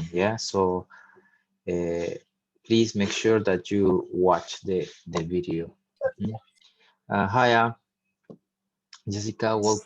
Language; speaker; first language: English; non-native, fluent; Spanish